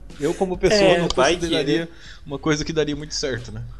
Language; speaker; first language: Portuguese; native; Portuguese